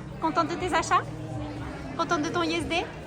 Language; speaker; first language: French; native; French